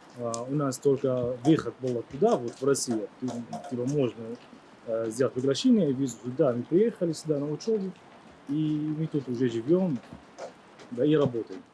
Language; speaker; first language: Russian; non-native, fluent; Arabic